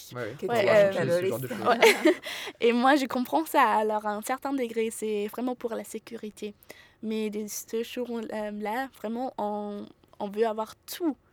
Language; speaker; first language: French; non-native, fluent; German